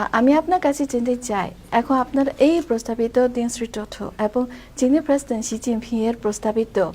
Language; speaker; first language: Bangla; non-native, fluent; Chinese